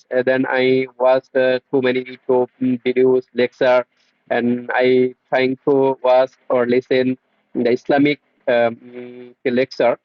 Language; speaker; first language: English; non-native, learner; Bangla